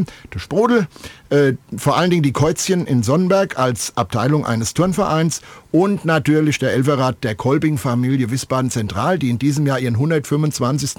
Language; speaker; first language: German; native; German